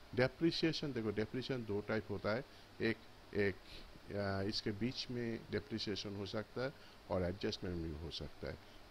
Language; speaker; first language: Hindi; non-native, local second language; Bangla